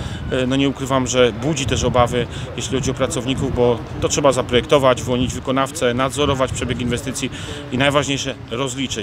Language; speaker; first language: Polish; native; Polish